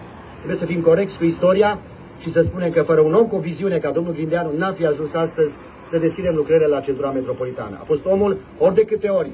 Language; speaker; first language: Romanian; native; Romanian